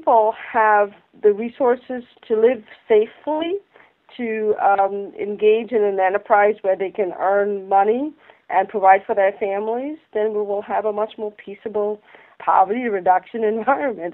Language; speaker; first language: English; non-native, local second language; Bangla